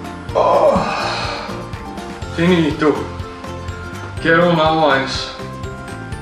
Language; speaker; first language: Portuguese; non-native, learner; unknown